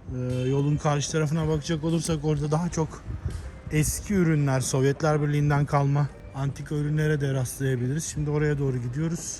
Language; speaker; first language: Turkish; native; Turkish